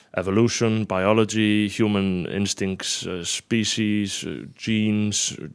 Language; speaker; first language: English; non-native, fluent; Icelandic